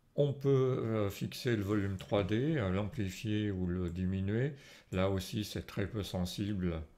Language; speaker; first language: French; native; French